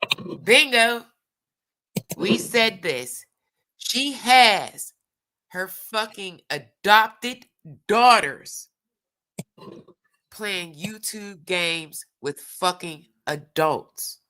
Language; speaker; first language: English; native; English